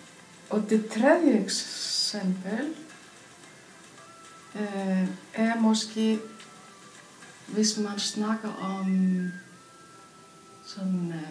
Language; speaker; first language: Danish; non-native, fluent; Icelandic